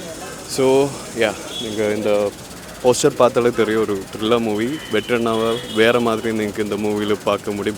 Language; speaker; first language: Tamil; non-native, learner; Malayalam